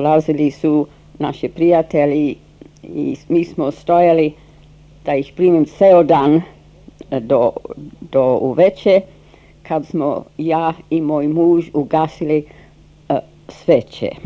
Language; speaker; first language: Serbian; non-native, fluent; English